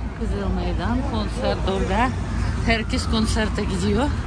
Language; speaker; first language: Turkish; non-native, learner; Russian